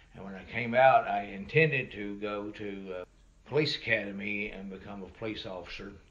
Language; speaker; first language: English; native; English